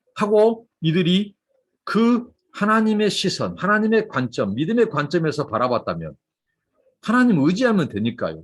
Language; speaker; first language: Korean; native; Korean